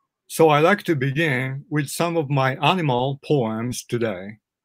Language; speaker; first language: English; non-native, fluent; Japanese